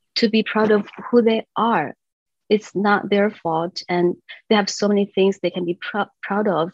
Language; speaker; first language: English; non-native, fluent; Chinese